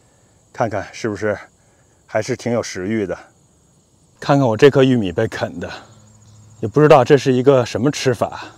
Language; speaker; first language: Chinese; native; Chinese